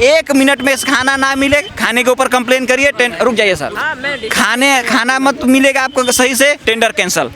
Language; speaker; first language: Hindi; non-native, local second language; Bhojpuri